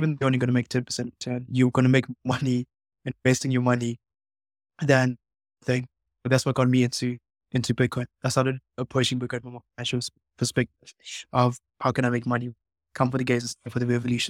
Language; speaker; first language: English; non-native, local second language; Shona